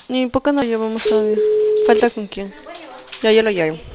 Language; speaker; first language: Spanish; native; Spanish